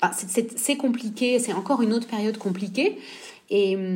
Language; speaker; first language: French; native; French